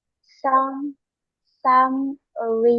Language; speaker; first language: English; non-native, learner; Vietnamese